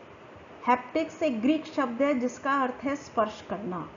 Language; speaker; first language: Hindi; native; Hindi